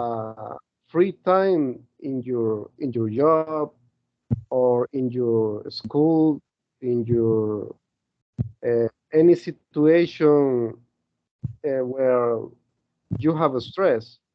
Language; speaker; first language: English; non-native, learner; Spanish